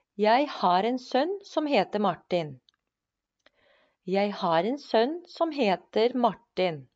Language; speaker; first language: Norwegian; non-native, fluent; Spanish